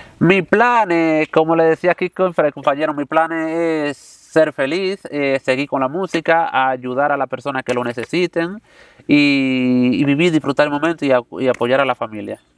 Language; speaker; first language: Spanish; native; Spanish